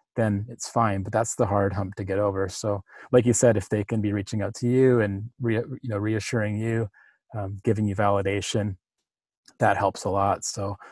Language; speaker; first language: English; native; English